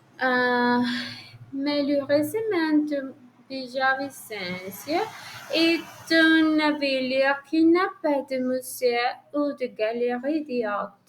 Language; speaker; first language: French; non-native, learner; Spanish